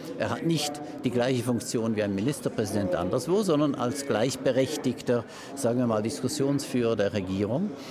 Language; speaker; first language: German; native; German